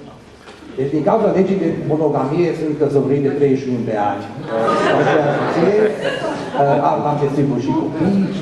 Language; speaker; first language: Romanian; non-native, fluent; Hungarian